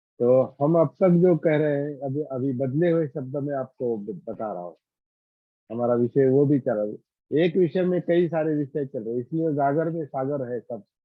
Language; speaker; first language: Hindi; non-native, local second language; Marathi